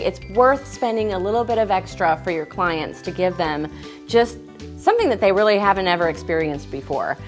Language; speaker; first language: English; native; English